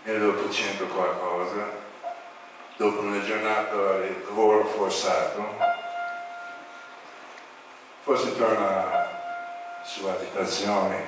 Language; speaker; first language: Italian; non-native, learner; English